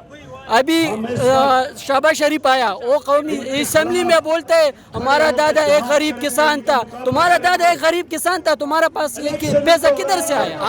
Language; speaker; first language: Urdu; non-native, local second language; Pashto